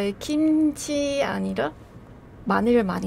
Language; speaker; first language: Korean; non-native, fluent; Persian